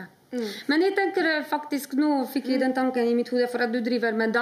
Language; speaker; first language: Norwegian; non-native, fluent; Polish